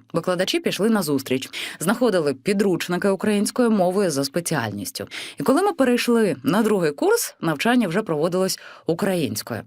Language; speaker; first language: Ukrainian; native; Ukrainian